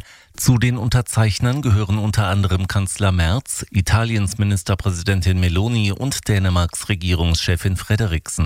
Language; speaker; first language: German; native; German